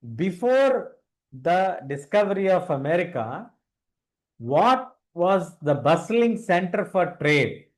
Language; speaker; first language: English; non-native, local second language; Telugu